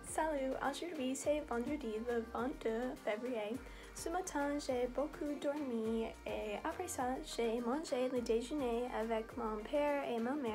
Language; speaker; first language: French; non-native, learner; English